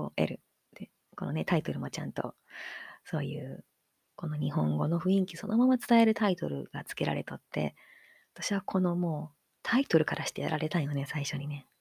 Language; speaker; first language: Japanese; native; Japanese